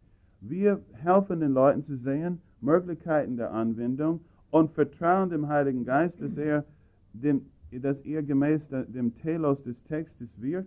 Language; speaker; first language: German; non-native, fluent; English